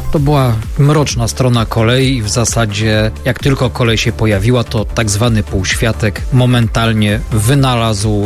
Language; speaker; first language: Polish; native; Polish